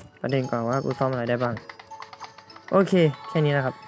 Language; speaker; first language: Thai; native; Thai